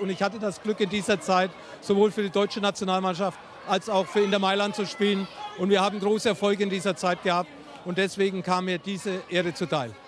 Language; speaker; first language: German; native; German